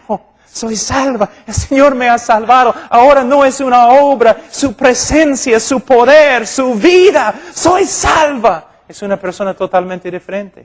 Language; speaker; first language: Spanish; non-native, fluent; English